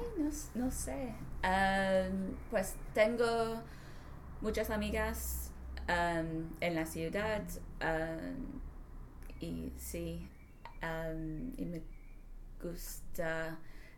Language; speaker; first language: Spanish; non-native, learner; English